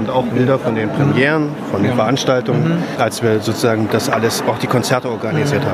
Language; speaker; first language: German; native; German